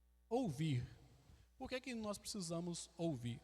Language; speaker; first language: Portuguese; native; Portuguese